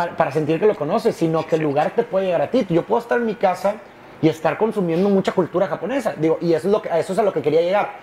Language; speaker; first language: Spanish; native; Spanish